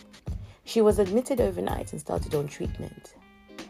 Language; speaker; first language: English; non-native, local second language; Yoruba